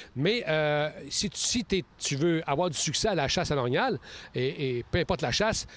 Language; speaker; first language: French; native; French